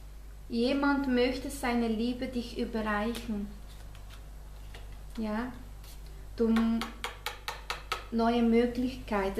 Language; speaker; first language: German; non-native, fluent; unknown